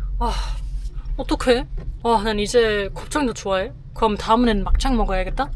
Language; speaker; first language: Korean; non-native, fluent; German